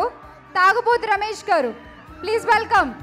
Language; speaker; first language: Telugu; native; Telugu